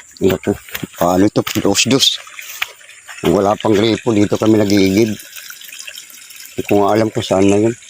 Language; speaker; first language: Filipino; non-native, local second language; Waray